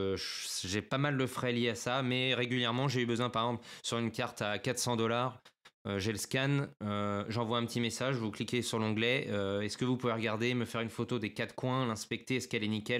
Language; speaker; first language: French; native; French